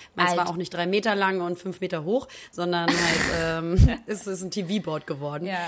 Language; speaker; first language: German; native; German